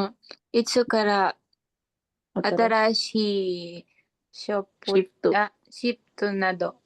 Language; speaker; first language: Japanese; non-native, learner; Filipino